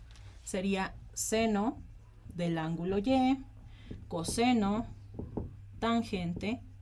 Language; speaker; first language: Spanish; native; Spanish